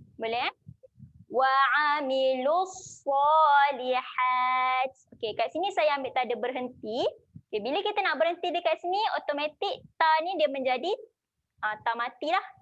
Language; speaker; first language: Malay; native; Malay